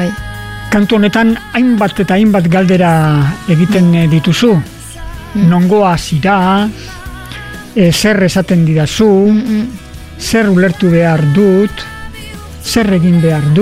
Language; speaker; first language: Basque; native; Basque